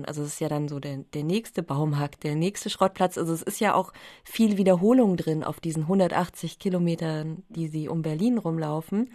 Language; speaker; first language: German; native; German